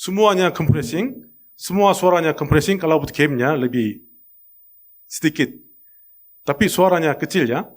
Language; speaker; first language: Indonesian; non-native, fluent; Korean